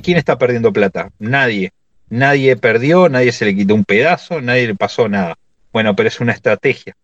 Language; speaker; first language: Spanish; native; Spanish